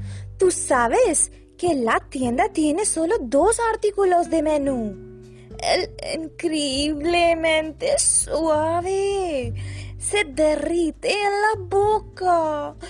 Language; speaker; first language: Spanish; non-native, learner; Hindi